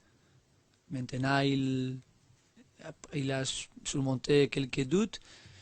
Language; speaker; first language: French; non-native, learner; Spanish